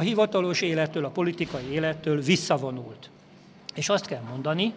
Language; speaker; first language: Hungarian; native; Hungarian